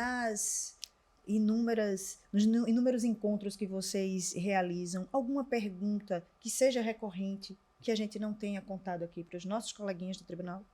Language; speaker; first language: Portuguese; native; Portuguese